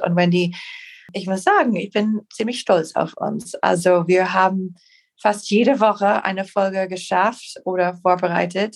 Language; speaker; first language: German; non-native, fluent; English